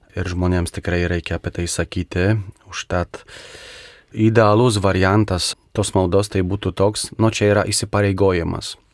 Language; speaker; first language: Lithuanian; non-native, local second language; Polish